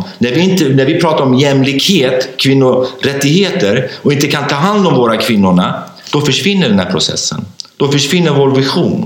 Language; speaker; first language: Swedish; non-native, fluent; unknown